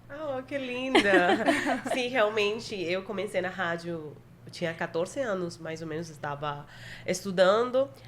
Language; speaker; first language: Portuguese; non-native, fluent; Spanish